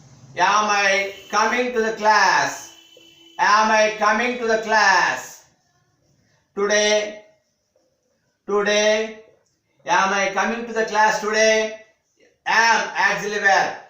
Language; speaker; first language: English; non-native, local second language; Telugu